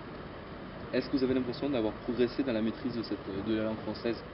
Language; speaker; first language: French; native; French